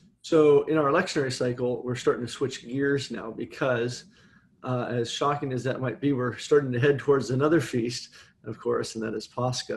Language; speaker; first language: English; native; English